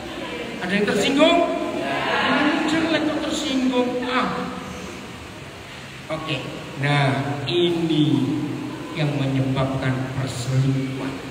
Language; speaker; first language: Indonesian; native; Indonesian